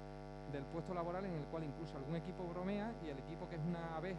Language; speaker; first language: Spanish; native; Spanish